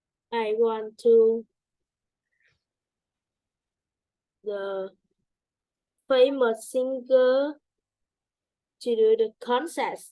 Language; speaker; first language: English; non-native, learner; Vietnamese